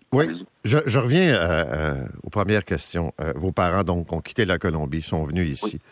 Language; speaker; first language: French; native; French